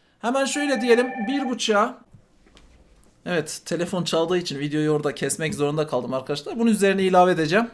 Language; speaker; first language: Turkish; native; Turkish